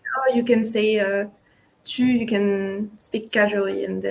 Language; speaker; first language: English; non-native, fluent; French